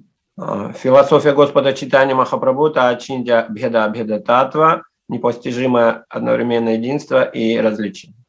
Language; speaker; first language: Russian; native; Russian